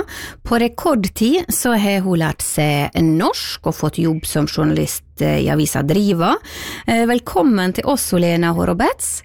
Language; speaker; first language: Norwegian; native; Norwegian